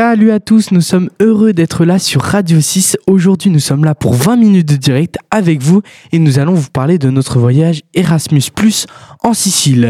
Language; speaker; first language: French; native; French